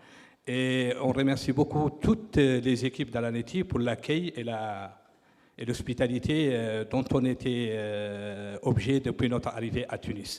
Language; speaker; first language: French; non-native, local second language; Arabic